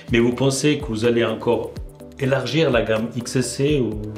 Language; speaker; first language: French; native; French